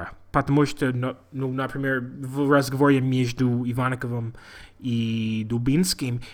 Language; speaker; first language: Russian; non-native, learner; English